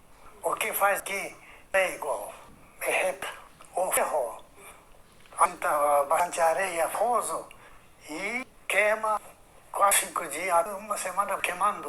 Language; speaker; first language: Portuguese; non-native, learner; Japanese